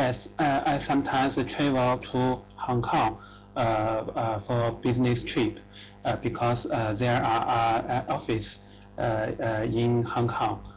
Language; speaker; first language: English; non-native, learner; Chinese